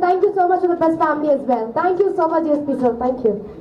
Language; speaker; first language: English; non-native, local second language; Telugu